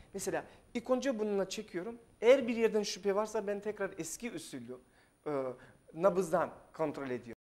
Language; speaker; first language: Turkish; non-native, fluent; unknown